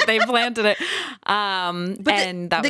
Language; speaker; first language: English; native; English